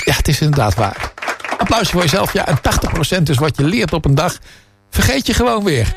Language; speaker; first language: Dutch; native; Dutch